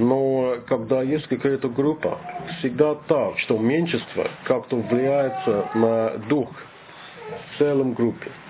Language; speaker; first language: Russian; non-native, learner; English